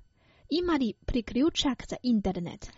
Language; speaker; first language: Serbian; non-native, fluent; Chinese